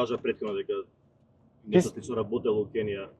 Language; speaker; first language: Macedonian; native; Macedonian